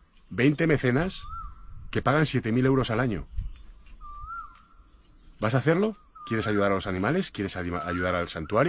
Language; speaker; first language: Spanish; native; Spanish